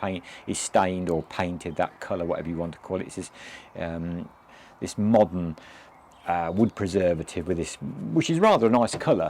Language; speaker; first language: English; native; English